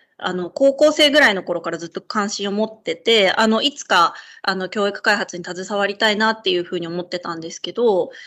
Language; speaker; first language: Japanese; native; Japanese